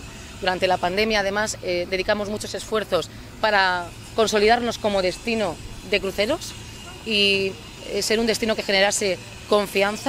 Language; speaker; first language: Spanish; native; Spanish